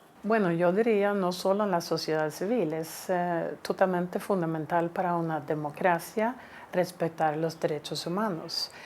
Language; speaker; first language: Spanish; non-native, fluent; Swedish